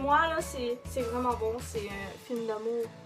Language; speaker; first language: French; native; French